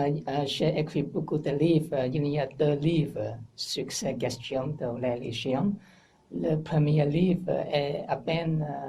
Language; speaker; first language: French; non-native, learner; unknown